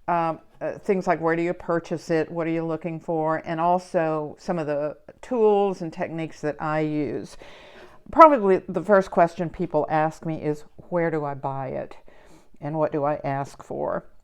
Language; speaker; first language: English; native; English